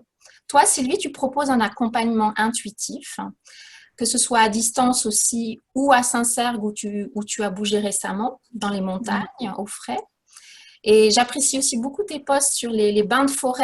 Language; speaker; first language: French; native; French